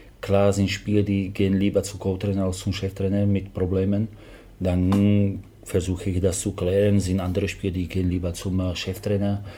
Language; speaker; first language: German; non-native, fluent; Slovak